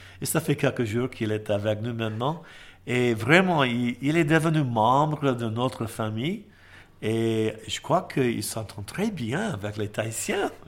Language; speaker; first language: French; non-native, fluent; English